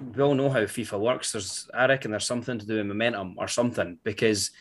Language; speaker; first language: English; native; English